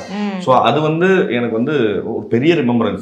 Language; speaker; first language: Tamil; native; Tamil